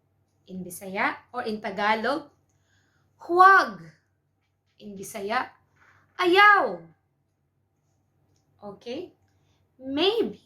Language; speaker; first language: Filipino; non-native, local second language; Cebuano